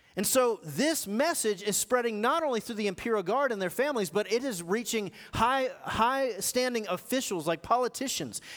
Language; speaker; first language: English; native; English